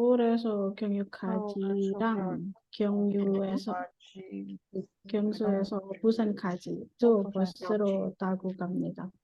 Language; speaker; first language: Korean; non-native, learner; Indonesian